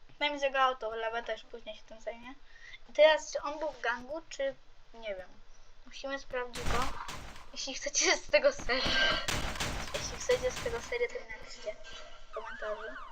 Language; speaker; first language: Polish; native; Polish